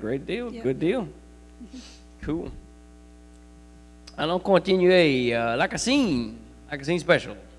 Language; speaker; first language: English; early bilingual, other home language; French